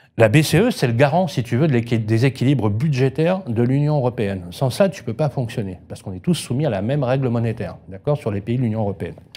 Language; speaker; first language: French; native; French